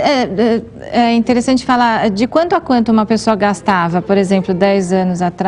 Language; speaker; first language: Portuguese; native; Portuguese